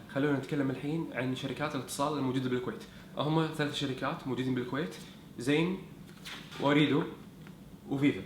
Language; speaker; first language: Arabic; native; Arabic